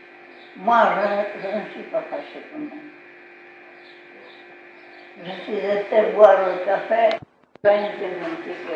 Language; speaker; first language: French; non-native, local second language; Basque